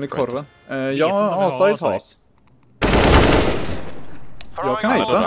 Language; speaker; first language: Swedish; native; Swedish